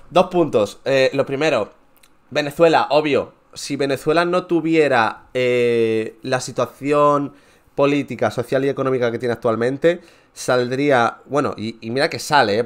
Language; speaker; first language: Spanish; native; Spanish